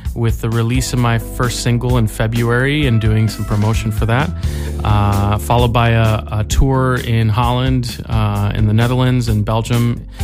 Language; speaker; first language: English; native; English